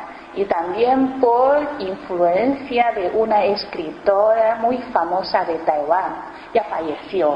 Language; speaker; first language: Spanish; non-native, learner; Chinese